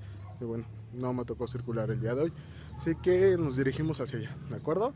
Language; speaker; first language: Spanish; native; Spanish